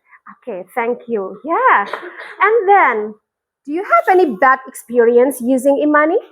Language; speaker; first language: English; non-native, fluent; Indonesian